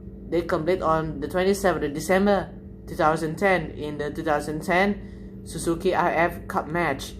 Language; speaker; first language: English; non-native, learner; Indonesian